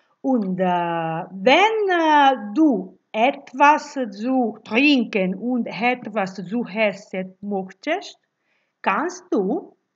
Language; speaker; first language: German; non-native, learner; Italian